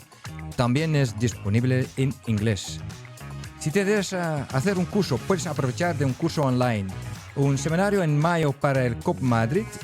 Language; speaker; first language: Spanish; non-native, fluent; Dutch